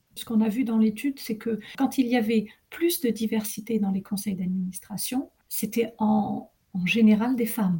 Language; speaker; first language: French; early bilingual, other home language; Arabic